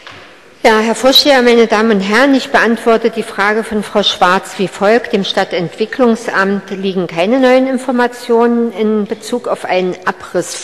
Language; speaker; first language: German; native; German